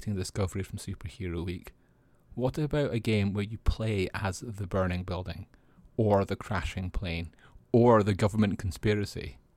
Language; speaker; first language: English; native; English